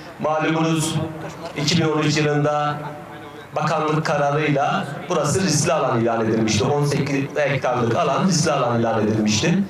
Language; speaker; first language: Turkish; native; Turkish